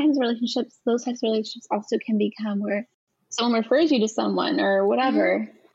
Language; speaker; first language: English; native; English